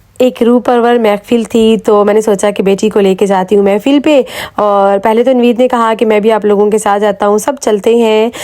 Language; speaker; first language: Urdu; native; Urdu